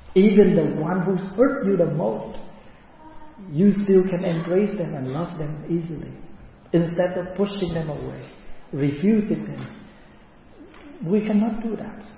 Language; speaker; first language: English; non-native, fluent; Vietnamese